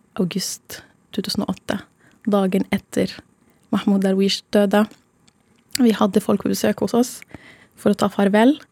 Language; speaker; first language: Norwegian; non-native, fluent; Arabic